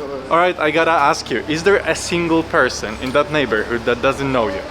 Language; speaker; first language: English; non-native, fluent; Polish